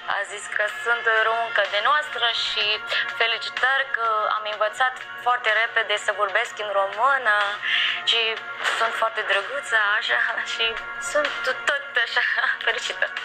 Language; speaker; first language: Romanian; non-native, learner; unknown